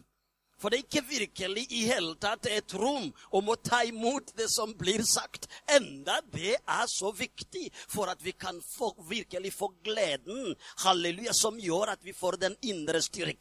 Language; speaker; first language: Norwegian; non-native, fluent; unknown